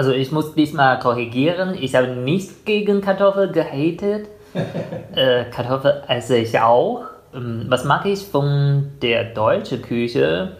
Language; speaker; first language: German; non-native, fluent; Chinese